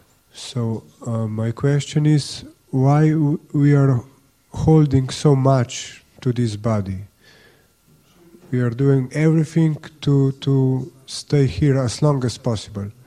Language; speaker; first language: English; non-native, fluent; Slovenian